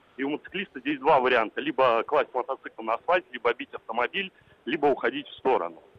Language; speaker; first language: Russian; native; Russian